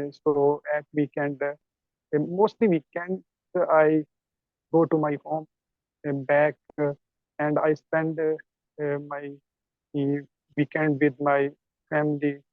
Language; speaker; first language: English; non-native, learner; Urdu